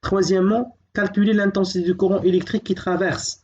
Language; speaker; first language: French; non-native, local second language; Arabic